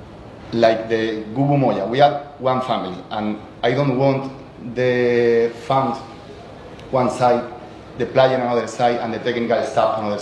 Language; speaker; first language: English; non-native, learner; Spanish